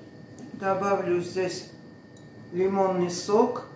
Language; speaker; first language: Russian; non-native, fluent; Armenian